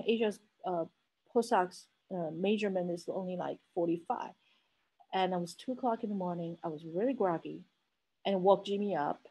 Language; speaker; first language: English; non-native, fluent; Chinese